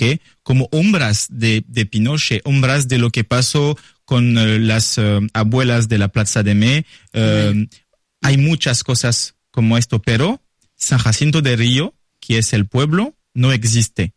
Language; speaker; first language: Spanish; non-native, learner; French